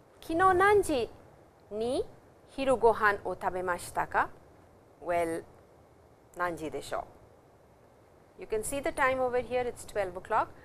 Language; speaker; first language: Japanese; non-native, fluent; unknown